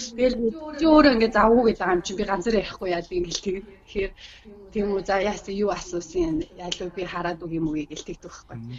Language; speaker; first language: Mongolian; native; Mongolian